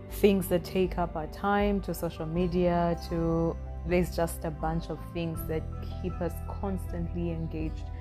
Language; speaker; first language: English; non-native, local second language; Acoli